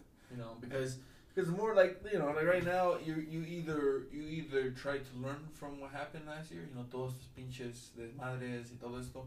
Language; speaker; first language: English; early bilingual, other home language; Spanish